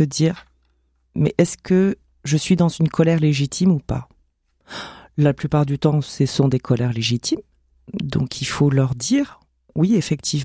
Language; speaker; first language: French; non-native, local second language; Somali